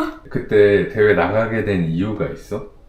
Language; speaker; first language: Korean; native; Korean